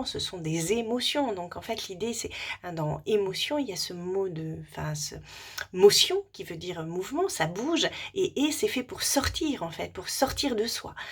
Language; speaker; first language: French; native; French